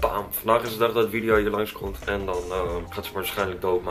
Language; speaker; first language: Dutch; native; Dutch